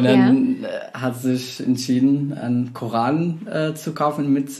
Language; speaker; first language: German; non-native, fluent; Arabic